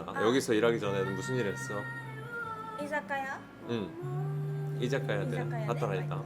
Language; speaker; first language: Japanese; non-native, learner; Korean